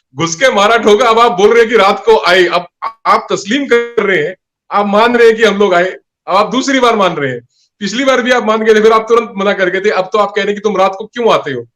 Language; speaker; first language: Hindi; non-native, local second language; Punjabi